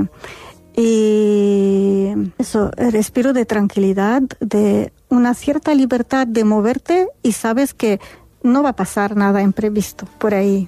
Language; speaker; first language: Spanish; non-native, fluent; Arabic